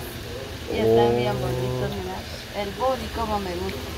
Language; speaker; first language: Spanish; native; Spanish